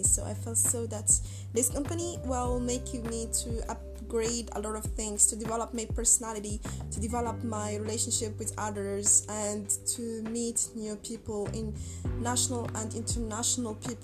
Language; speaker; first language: English; non-native, learner; Arabic